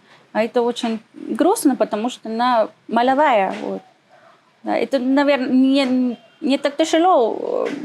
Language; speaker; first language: Russian; non-native, learner; Spanish